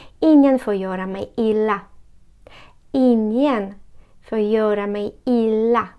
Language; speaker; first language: Swedish; non-native, learner; Ukrainian